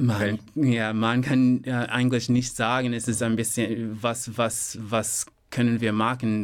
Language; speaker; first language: German; non-native, learner; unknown